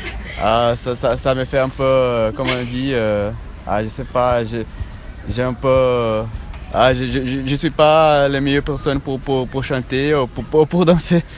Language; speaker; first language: French; non-native, fluent; Portuguese